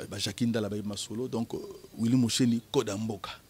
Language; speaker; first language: French; non-native, local second language; Lingala